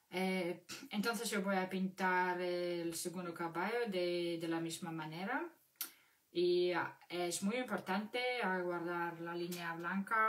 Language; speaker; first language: Spanish; non-native, fluent; Russian